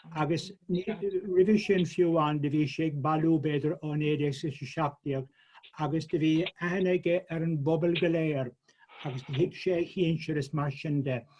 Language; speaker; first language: Irish; native; Irish